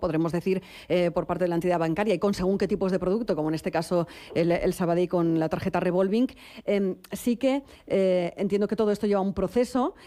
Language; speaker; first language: Spanish; non-native, local second language; Catalan